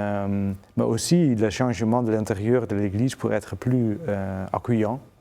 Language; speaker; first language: French; non-native, fluent; Dutch